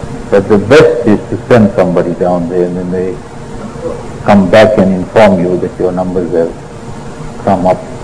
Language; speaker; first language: English; native; English